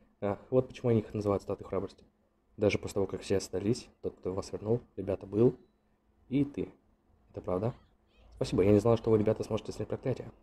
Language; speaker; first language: Russian; native; Russian